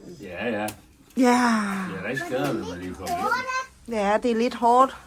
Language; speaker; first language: Danish; non-native, learner; Thai